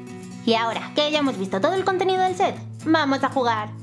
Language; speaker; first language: Spanish; native; Spanish